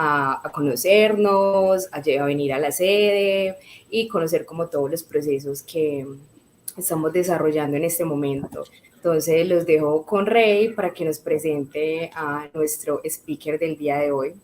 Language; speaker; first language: Spanish; native; Spanish